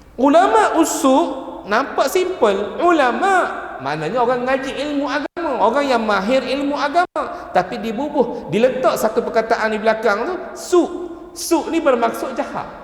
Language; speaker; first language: Malay; native; Malay